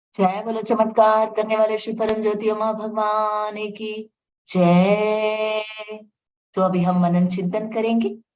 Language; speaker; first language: Hindi; non-native, local second language; Marathi